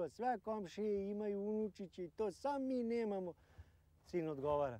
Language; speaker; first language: Croatian; native; Croatian